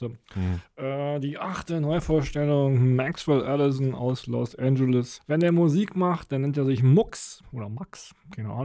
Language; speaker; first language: German; native; German